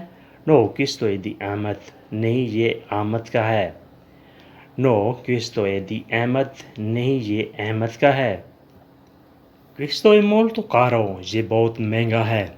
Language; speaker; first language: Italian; non-native, learner; Urdu